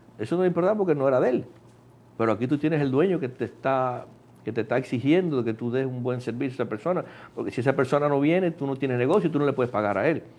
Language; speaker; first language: Spanish; native; Spanish